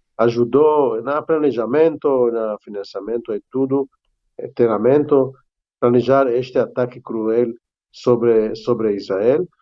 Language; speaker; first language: Portuguese; non-native, fluent; Hebrew